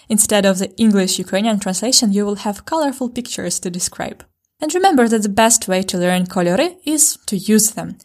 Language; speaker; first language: English; non-native, fluent; Ukrainian